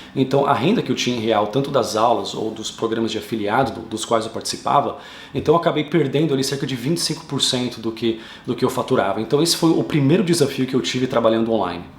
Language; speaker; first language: Portuguese; native; Portuguese